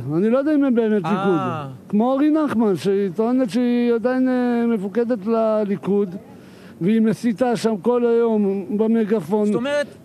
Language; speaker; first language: Hebrew; native; Hebrew